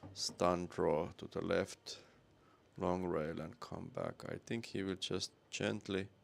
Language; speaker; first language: English; non-native, fluent; Finnish